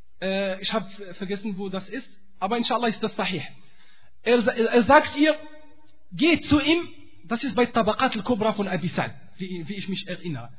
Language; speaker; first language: German; non-native, fluent; Arabic